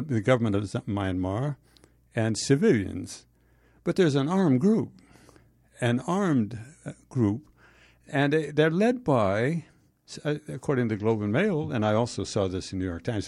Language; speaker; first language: English; native; English